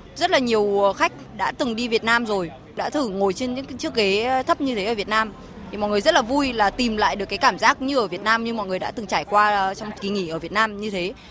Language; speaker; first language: Vietnamese; native; Vietnamese